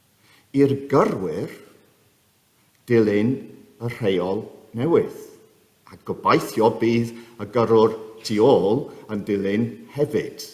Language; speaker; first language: Welsh; non-native, fluent; English